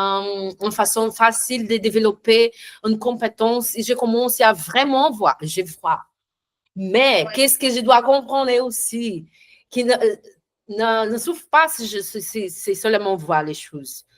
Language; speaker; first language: French; non-native, learner; Portuguese